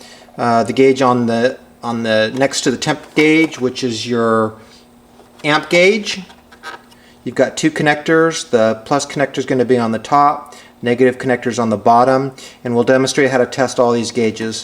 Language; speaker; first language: English; native; English